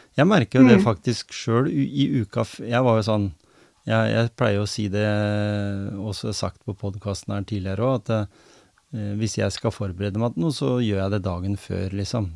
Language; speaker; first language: Norwegian; native; Norwegian